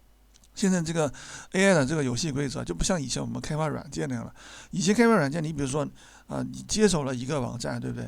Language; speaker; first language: Chinese; native; Chinese